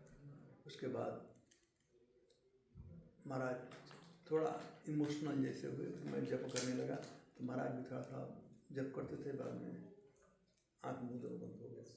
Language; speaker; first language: Hindi; native; Hindi